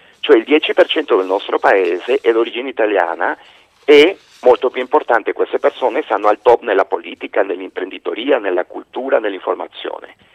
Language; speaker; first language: Italian; non-native, fluent; Spanish